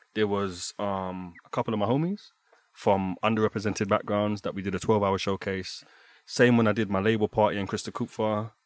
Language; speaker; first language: English; native; English